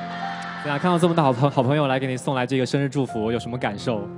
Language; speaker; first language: Chinese; native; Chinese